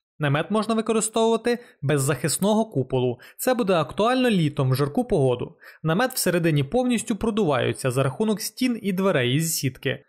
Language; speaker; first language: Ukrainian; non-native, local second language; Russian